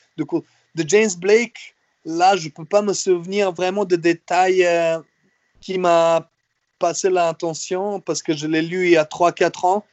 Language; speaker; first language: French; non-native, fluent; Serbian